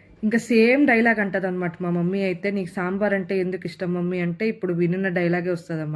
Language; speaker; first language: Telugu; native; Telugu